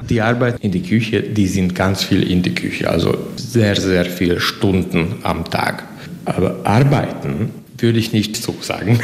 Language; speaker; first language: German; non-native, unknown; Hungarian